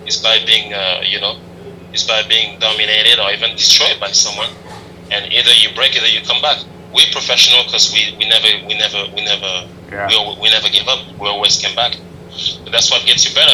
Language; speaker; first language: English; non-native, fluent; French